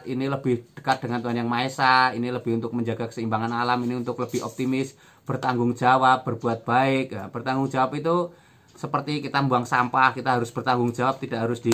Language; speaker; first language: Indonesian; native; Indonesian